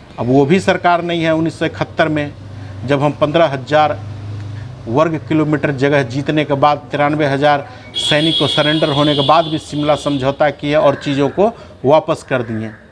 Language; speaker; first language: Hindi; native; Hindi